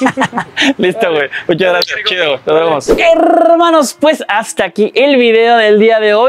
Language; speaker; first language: Spanish; native; Spanish